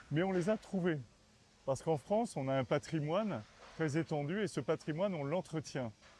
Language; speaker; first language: French; native; French